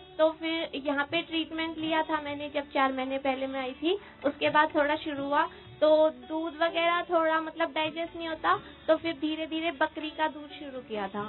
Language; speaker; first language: Hindi; native; Hindi